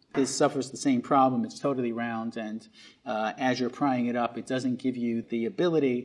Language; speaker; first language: English; native; English